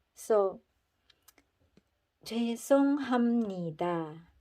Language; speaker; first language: Korean; non-native, fluent; Filipino